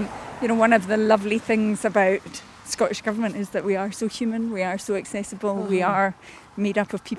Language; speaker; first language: English; native; English